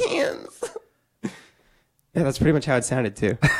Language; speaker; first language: English; native; English